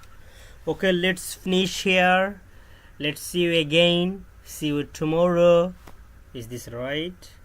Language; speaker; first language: English; non-native, learner; Bangla